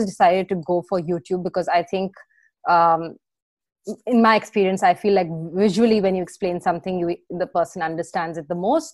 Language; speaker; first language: English; non-native, local second language; Hindi